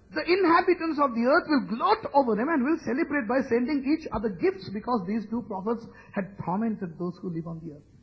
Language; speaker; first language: English; non-native, local second language; Sinhala